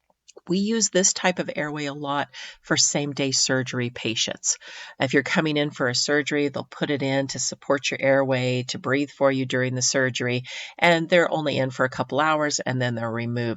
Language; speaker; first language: English; native; English